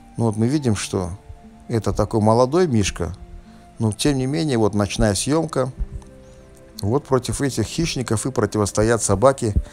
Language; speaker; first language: Russian; non-native, local second language; Tajik